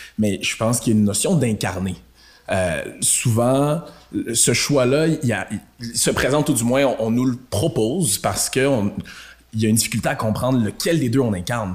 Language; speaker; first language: French; early bilingual, other home language; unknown